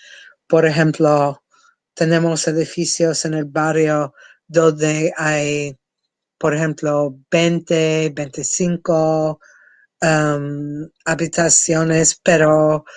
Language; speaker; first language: Spanish; non-native, fluent; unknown